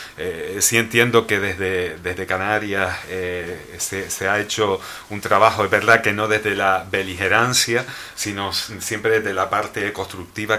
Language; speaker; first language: Spanish; native; Spanish